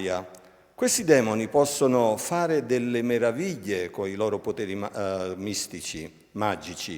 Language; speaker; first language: Italian; native; Italian